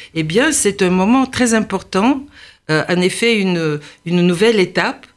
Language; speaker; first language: French; non-native, fluent; Bulgarian